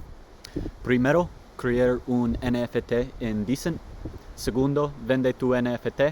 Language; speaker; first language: Spanish; non-native, learner; English